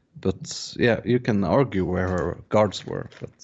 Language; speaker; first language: English; non-native, fluent; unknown